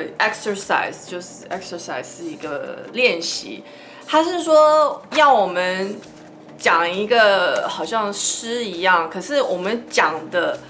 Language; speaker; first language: Chinese; early bilingual, heritage; Chinese